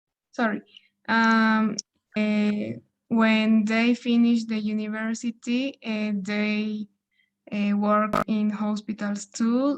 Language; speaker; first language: English; non-native, learner; Spanish